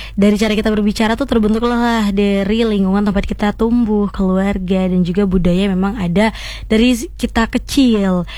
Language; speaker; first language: Indonesian; native; Indonesian